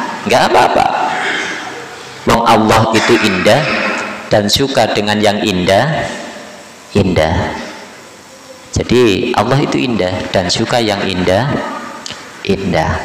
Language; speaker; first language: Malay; non-native, local second language; Javanese